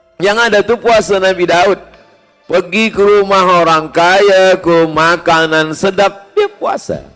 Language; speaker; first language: Malay; native; Malay